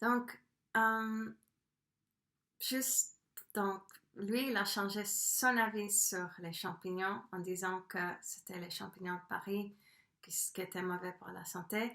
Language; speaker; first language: French; non-native, fluent; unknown